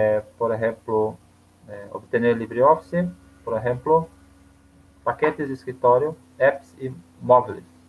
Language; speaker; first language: Spanish; non-native, learner; Portuguese